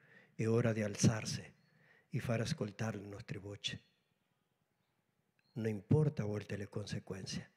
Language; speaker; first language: Italian; non-native, learner; Spanish